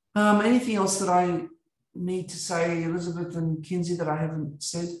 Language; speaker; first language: English; native; English